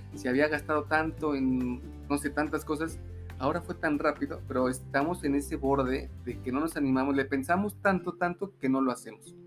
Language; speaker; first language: Spanish; native; Spanish